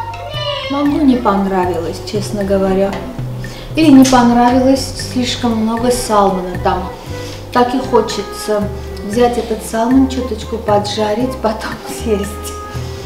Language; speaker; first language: Russian; non-native, fluent; Armenian